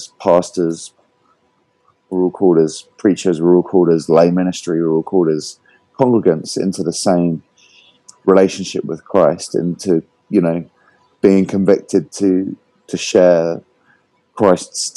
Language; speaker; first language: English; native; English